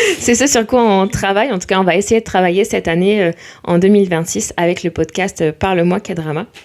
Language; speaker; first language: French; native; French